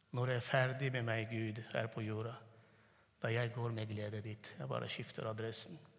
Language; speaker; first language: Norwegian; non-native, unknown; Turkmen